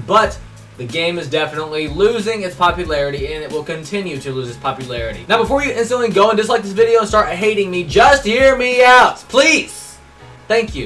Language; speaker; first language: English; native; English